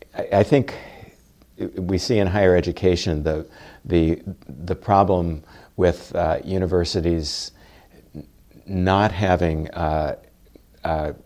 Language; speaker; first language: English; native; English